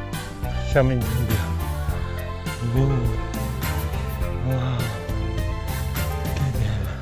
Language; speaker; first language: Italian; non-native, learner; Filipino